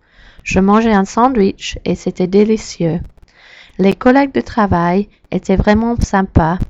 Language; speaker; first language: French; non-native, learner; English